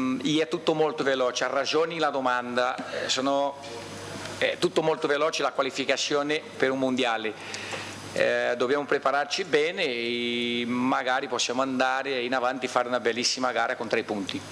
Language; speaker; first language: Italian; non-native, fluent; Portuguese